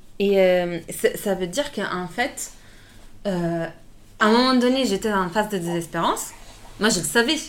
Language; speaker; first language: French; non-native, fluent; Italian